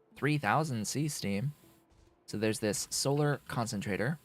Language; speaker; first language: English; native; English